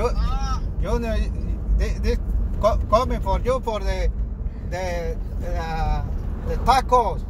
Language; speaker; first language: English; non-native, learner; Spanish